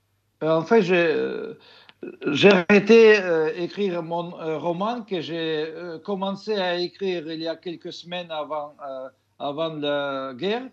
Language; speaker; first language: French; non-native, fluent; Russian